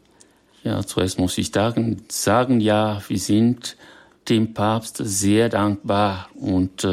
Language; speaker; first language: German; non-native, fluent; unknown